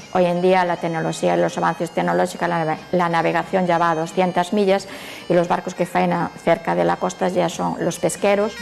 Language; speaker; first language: Spanish; native; Spanish